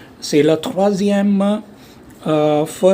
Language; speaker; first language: French; non-native, learner; Hindi